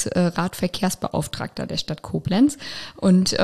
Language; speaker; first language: German; native; German